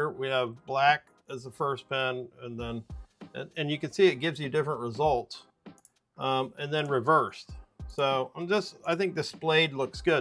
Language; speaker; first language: English; native; English